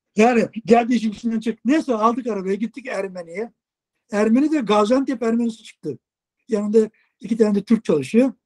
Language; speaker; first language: Turkish; native; Turkish